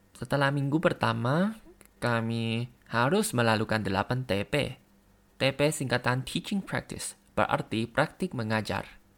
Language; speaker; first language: Indonesian; non-native, learner; Thai